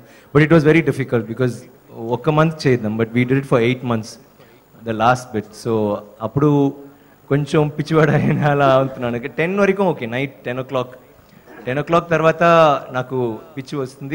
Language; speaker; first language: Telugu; non-native, fluent; Tamil